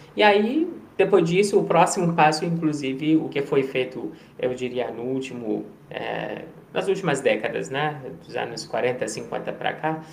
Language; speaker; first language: Portuguese; non-native, fluent; Persian